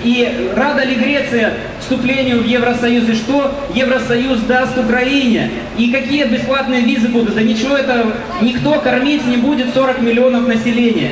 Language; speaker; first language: Russian; native; Russian